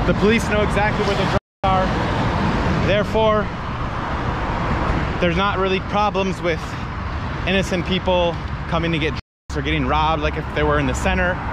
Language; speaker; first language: English; native; English